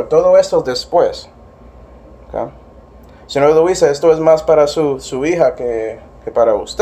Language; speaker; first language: Spanish; non-native, fluent; English